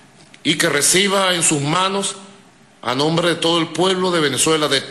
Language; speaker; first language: Spanish; native; Spanish